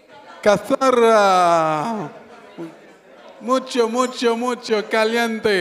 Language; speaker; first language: Spanish; non-native, learner; Haitian Creole